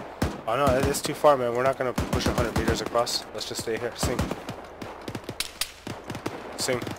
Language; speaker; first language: English; native; English